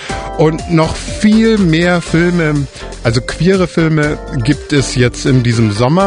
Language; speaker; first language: German; native; German